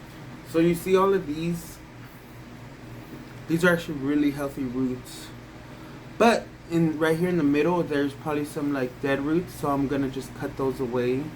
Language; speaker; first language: English; native; English